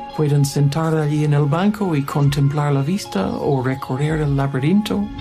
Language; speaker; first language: Spanish; non-native, fluent; English